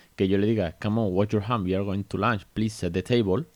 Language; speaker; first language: Spanish; native; Spanish